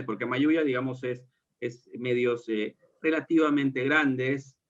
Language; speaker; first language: Spanish; native; Spanish